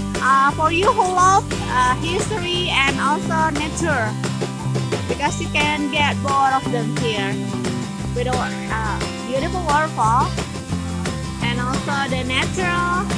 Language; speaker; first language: English; non-native, local second language; Indonesian